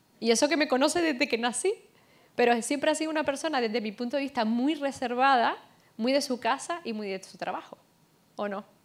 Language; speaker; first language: Spanish; native; Spanish